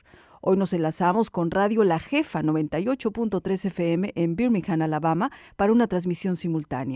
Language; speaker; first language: Spanish; native; Spanish